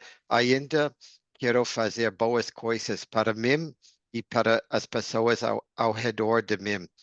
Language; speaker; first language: Portuguese; non-native, learner; English